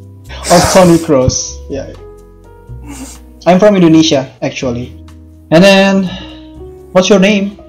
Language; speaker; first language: English; non-native, learner; Indonesian